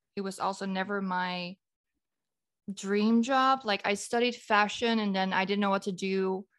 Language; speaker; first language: English; non-native, fluent; Dutch